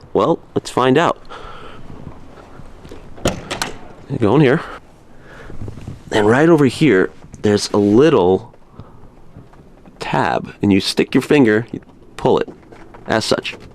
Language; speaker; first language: English; native; English